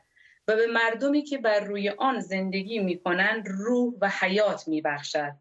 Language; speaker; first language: Persian; native; Persian